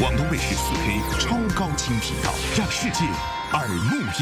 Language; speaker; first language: Chinese; native; Chinese